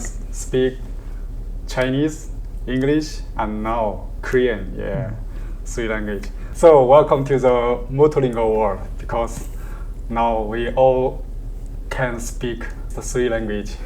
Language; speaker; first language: English; non-native, learner; Chinese